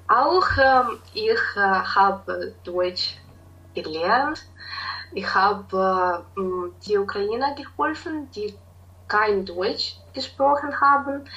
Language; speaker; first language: German; non-native, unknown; Ukrainian